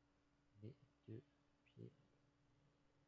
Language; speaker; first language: French; non-native, learner; English